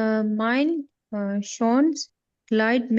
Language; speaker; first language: German; non-native, learner; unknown